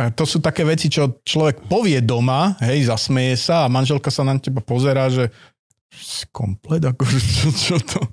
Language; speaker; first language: Slovak; native; Slovak